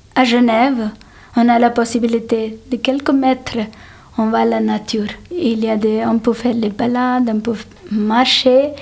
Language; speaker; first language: French; non-native, fluent; Telugu